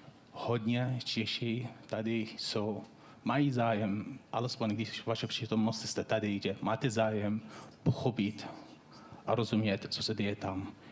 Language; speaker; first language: Czech; non-native, fluent; Arabic